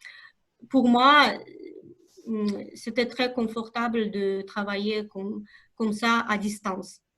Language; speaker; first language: French; non-native, fluent; Russian